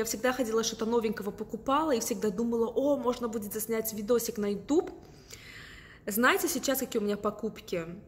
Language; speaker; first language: Russian; early bilingual, heritage; Russian